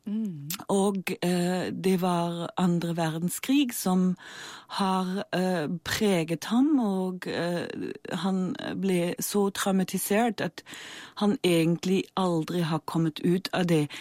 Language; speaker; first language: Norwegian; non-native, fluent; German